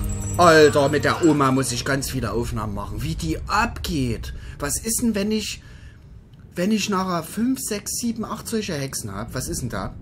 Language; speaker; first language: German; native; German